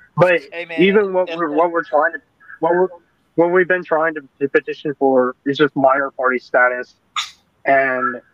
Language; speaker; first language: English; native; English